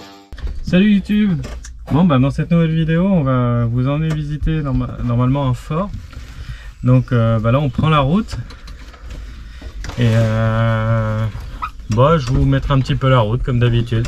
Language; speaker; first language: French; native; French